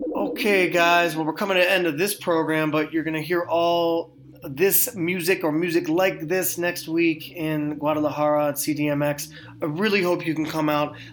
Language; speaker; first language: English; native; English